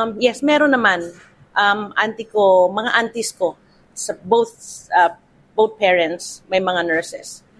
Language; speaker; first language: Filipino; native; Filipino